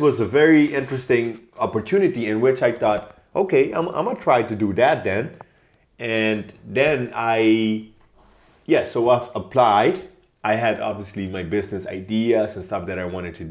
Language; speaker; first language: English; non-native, fluent; Papiamento